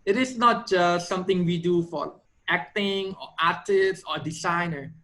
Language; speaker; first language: English; non-native, fluent; Thai